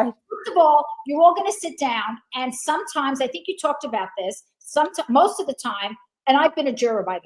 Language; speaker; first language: English; native; English